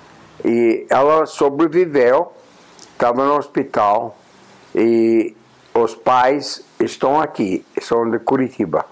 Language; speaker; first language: Portuguese; non-native, fluent; English